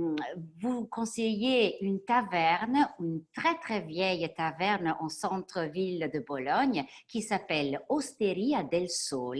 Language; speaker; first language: French; non-native, fluent; Italian